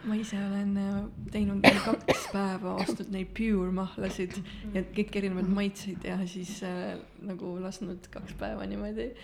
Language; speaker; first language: Estonian; native; Estonian